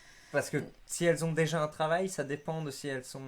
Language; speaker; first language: French; native; French